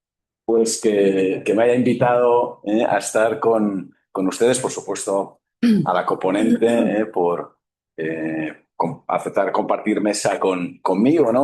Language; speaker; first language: Spanish; native; Spanish